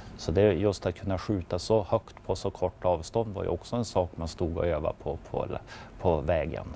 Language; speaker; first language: Swedish; native; Swedish